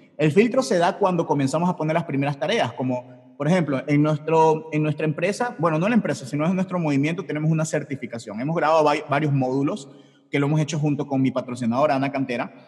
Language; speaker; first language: Spanish; native; Spanish